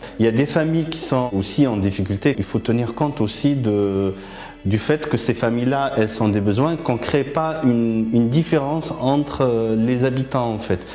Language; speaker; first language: French; native; French